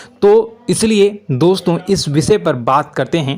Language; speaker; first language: Hindi; native; Hindi